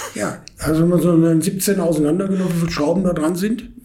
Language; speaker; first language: German; native; German